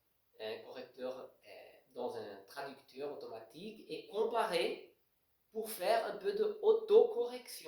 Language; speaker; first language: French; non-native, fluent; Portuguese